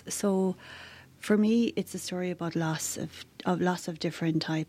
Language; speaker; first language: English; native; English